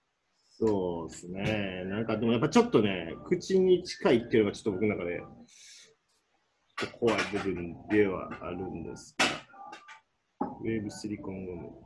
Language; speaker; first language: Japanese; native; Japanese